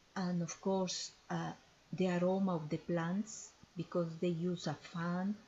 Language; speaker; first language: English; non-native, fluent; Spanish